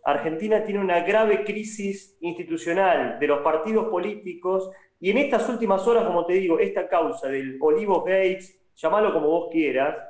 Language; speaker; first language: Spanish; native; Spanish